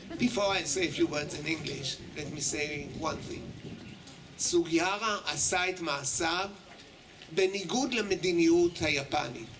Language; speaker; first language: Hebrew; native; Hebrew